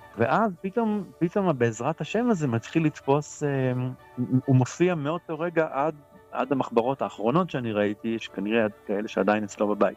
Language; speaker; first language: Hebrew; native; Hebrew